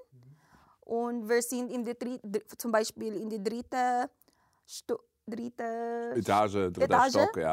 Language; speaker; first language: German; non-native, learner; Filipino